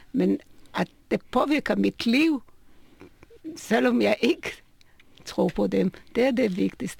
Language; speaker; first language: Danish; non-native, fluent; Hebrew